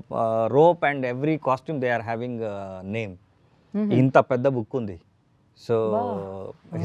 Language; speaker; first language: Telugu; non-native, learner; Kannada